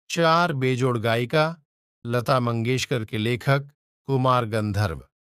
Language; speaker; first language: Hindi; native; Hindi